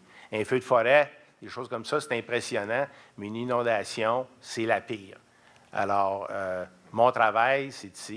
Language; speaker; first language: French; native; French